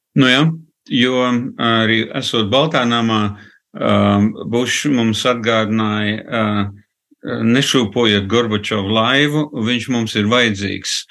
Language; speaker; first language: Latvian; native; Latvian